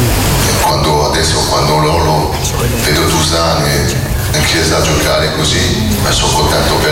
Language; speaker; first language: Italian; non-native, learner; French